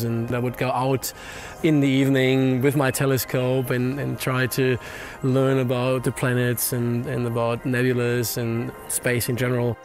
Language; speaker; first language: English; non-native, fluent; German